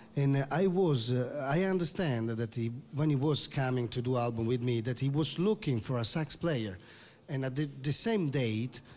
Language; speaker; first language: English; non-native, learner; Italian